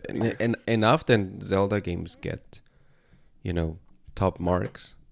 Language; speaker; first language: English; non-native, fluent; Spanish